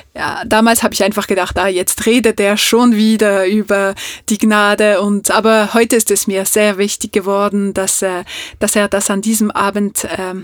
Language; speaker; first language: German; non-native, fluent; French